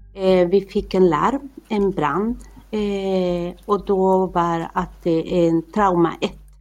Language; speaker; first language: Swedish; non-native, fluent; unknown